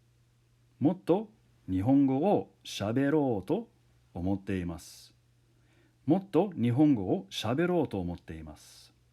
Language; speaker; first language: Japanese; non-native, fluent; English